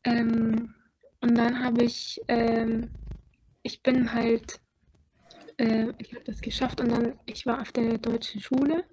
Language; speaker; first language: German; non-native, fluent; Arabic